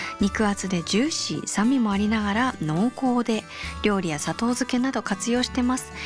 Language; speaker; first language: Japanese; native; Japanese